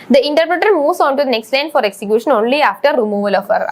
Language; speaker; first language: English; non-native, local second language; Malayalam